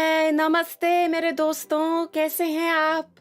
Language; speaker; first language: Hindi; non-native, learner; English